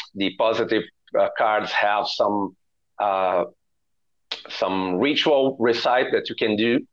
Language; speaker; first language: English; non-native, fluent; Portuguese